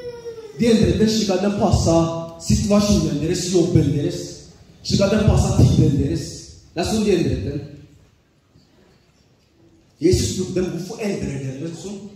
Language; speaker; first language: Norwegian; early bilingual, other home language; Oromo